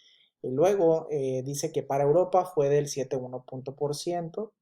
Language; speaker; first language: Spanish; native; Spanish